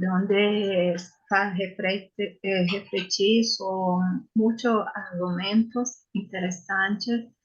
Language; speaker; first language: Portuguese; non-native, learner; Italian